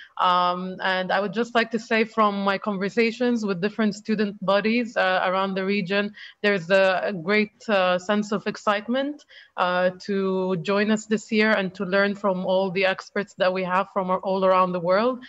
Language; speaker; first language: English; non-native, fluent; Arabic